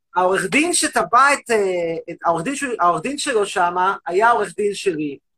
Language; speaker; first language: Hebrew; native; Hebrew